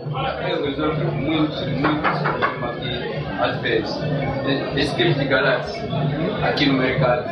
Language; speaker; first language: Portuguese; non-native, learner; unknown